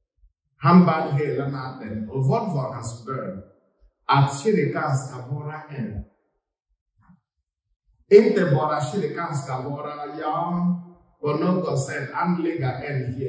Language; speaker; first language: Swedish; non-native, fluent; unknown